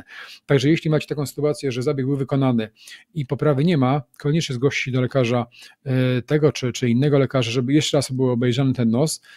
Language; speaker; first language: Polish; native; Polish